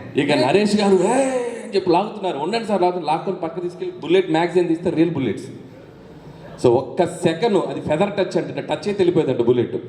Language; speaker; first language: Telugu; native; Telugu